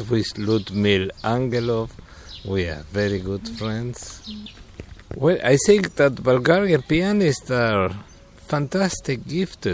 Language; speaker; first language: English; non-native, fluent; Spanish